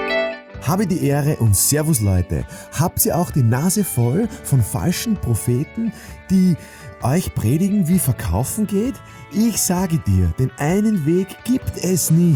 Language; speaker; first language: German; native; German